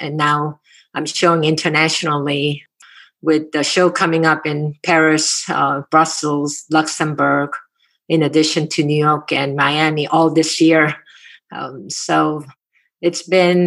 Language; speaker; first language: English; non-native, fluent; Korean